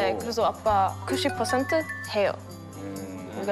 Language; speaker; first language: Korean; non-native, learner; Swedish